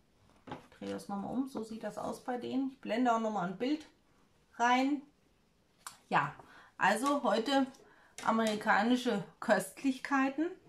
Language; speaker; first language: German; native; German